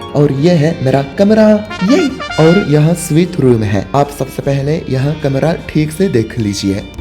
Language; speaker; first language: Hindi; non-native, fluent; Japanese